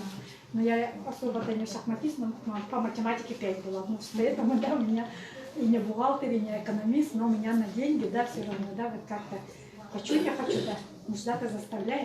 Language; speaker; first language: Russian; native; Russian